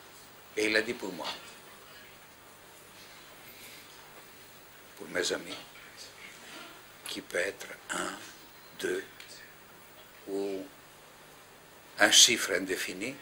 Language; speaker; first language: French; non-native, fluent; Greek